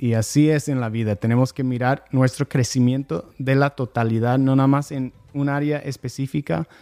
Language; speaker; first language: Spanish; non-native, fluent; English